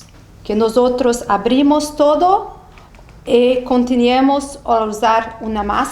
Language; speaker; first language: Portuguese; non-native, learner; Spanish